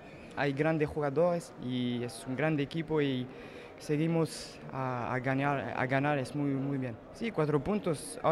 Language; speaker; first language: Spanish; non-native, learner; French